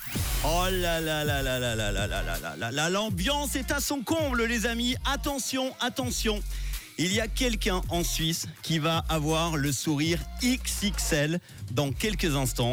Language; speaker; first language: French; native; French